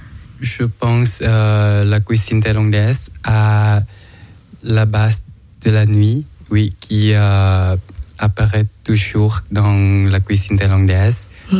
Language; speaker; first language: French; non-native, learner; Thai